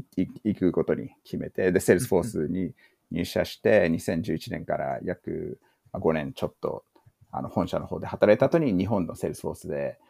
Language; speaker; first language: Japanese; early bilingual, heritage; English